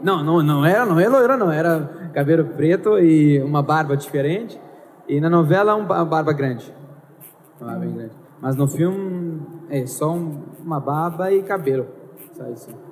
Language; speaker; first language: Portuguese; non-native, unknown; Arabic